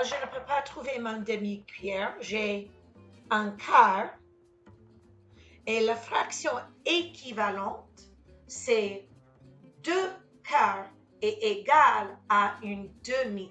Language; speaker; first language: French; non-native, fluent; English